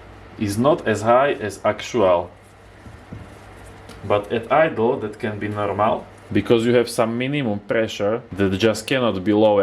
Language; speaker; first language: English; non-native, fluent; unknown